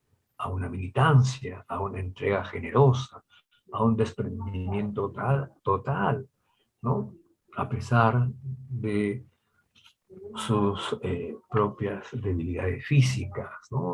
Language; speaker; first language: Spanish; native; Spanish